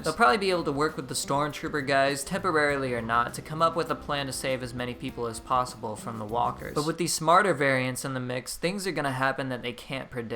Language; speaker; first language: English; native; English